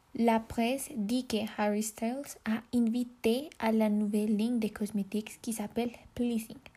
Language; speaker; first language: French; non-native, learner; Spanish